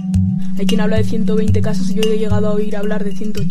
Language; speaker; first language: Spanish; native; Spanish